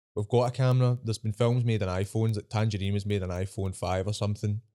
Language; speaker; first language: English; native; English